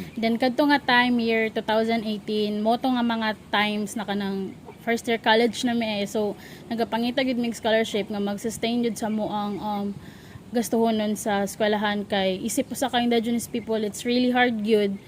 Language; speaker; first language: Cebuano; non-native, local second language; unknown